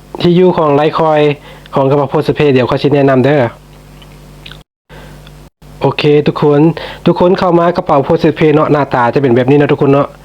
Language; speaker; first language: Thai; non-native, local second language; Lao